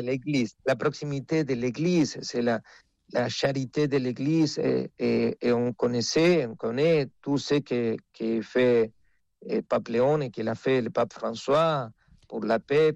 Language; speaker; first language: French; non-native, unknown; Spanish